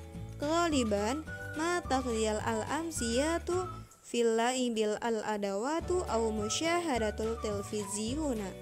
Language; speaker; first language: Arabic; non-native, learner; Indonesian